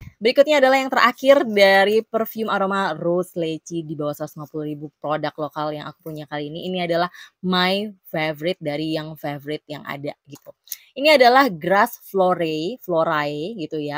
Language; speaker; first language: Indonesian; native; Indonesian